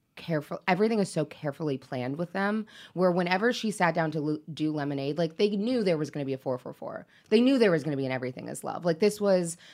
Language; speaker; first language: English; native; English